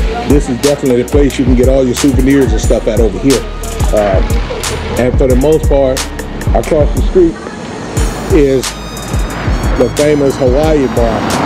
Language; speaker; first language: English; native; English